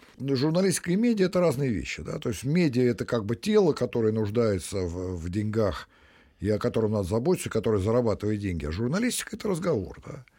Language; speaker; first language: Russian; native; Russian